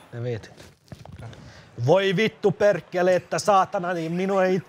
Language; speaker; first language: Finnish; non-native, local second language; Swedish